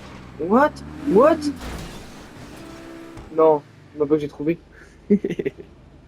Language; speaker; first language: French; native; French